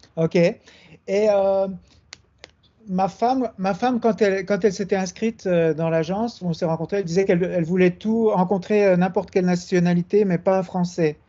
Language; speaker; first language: French; native; French